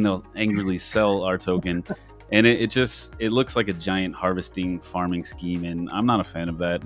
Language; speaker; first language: English; native; English